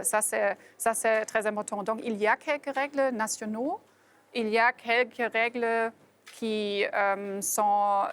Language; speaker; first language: French; non-native, fluent; German